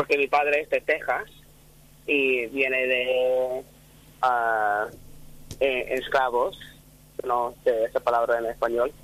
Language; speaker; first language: Spanish; non-native, fluent; English